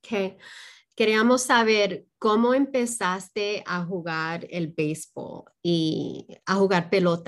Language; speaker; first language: Spanish; early bilingual, heritage; Spanish